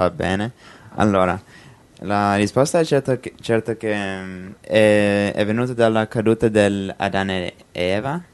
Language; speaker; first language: Italian; early bilingual, heritage; English